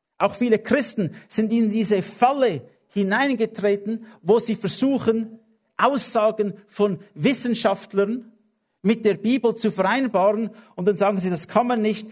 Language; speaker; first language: German; non-native, fluent; English